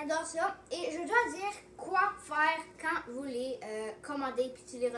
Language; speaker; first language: French; non-native, local second language; English